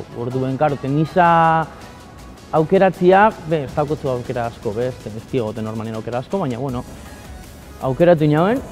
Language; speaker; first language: Basque; native; Basque